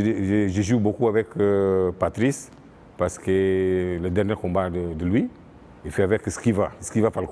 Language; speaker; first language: French; non-native, fluent; Portuguese